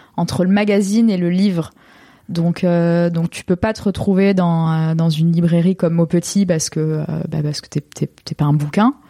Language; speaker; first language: French; native; French